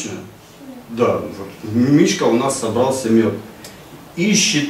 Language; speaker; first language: Russian; native; Russian